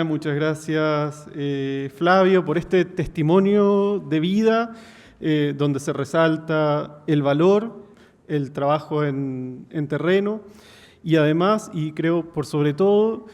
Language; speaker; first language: Spanish; native; Spanish